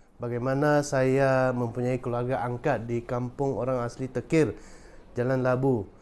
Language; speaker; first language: Malay; non-native, local second language; Chinese